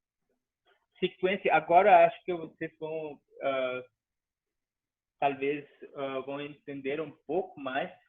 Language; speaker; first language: Portuguese; non-native, fluent; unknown